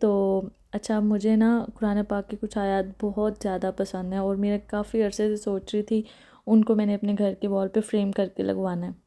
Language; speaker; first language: Urdu; native; Urdu